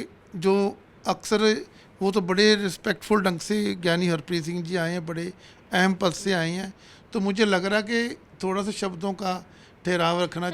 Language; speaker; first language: Hindi; non-native, local second language; Punjabi